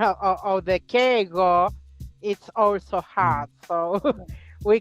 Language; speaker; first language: English; non-native, fluent; Spanish